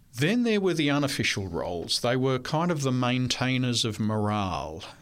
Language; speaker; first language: English; non-native, local second language; French